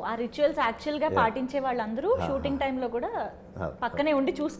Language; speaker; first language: Telugu; native; Telugu